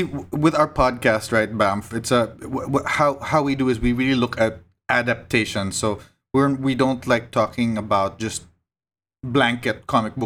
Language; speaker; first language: English; non-native, local second language; Cebuano